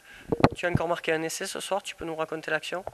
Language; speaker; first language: French; native; French